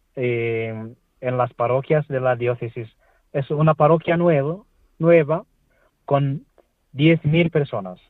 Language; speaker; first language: Spanish; non-native, learner; Swahili